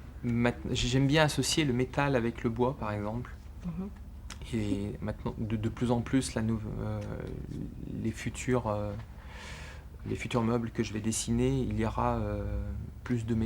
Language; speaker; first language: French; native; French